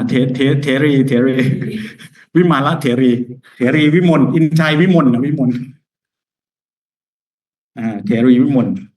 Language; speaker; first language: English; non-native, fluent; Thai